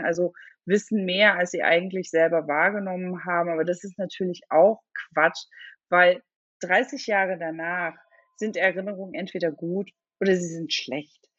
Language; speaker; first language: German; native; German